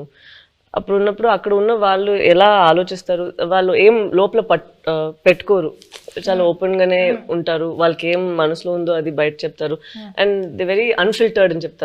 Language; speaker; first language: Telugu; non-native, fluent; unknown